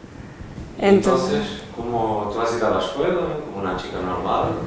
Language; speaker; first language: Spanish; non-native, fluent; Portuguese